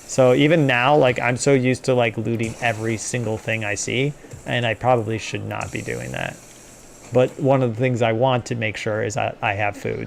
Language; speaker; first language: English; native; English